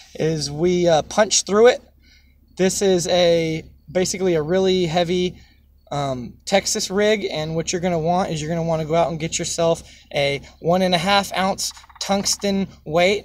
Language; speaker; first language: English; native; English